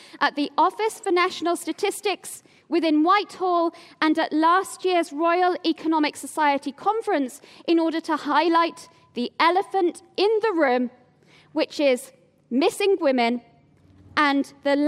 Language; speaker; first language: English; native; English